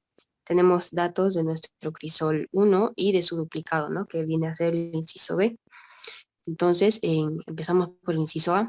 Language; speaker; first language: Spanish; native; Spanish